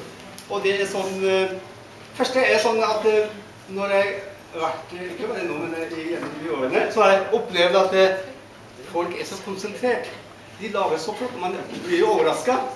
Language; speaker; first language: Norwegian; non-native, fluent; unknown